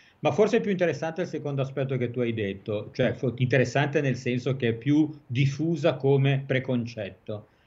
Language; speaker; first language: Italian; native; Italian